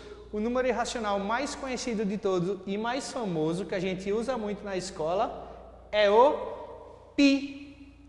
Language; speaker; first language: Portuguese; native; Portuguese